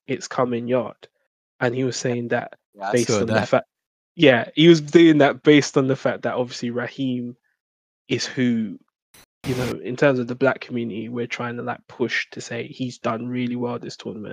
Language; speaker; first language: English; native; English